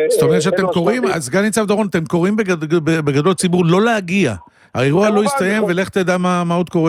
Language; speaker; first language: Hebrew; native; Hebrew